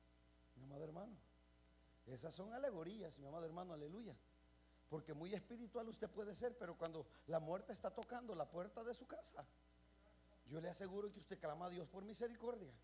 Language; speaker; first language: Spanish; native; Spanish